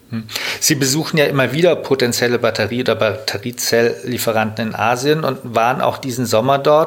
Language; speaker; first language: German; native; German